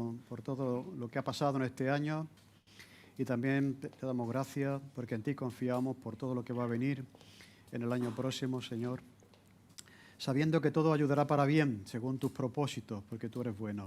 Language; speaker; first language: Spanish; native; Spanish